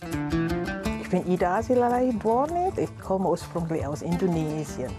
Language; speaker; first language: German; non-native, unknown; Indonesian